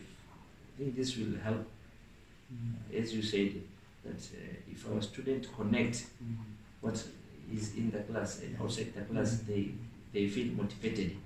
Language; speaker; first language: English; non-native, local second language; Swahili